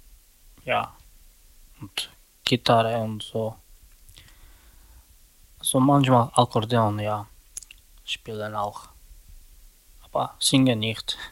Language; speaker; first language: German; non-native, learner; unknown